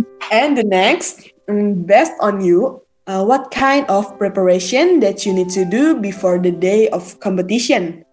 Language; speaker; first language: English; non-native, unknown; Indonesian